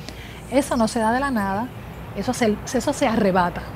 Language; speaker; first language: Spanish; native; Spanish